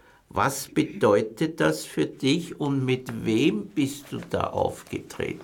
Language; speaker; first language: German; native; German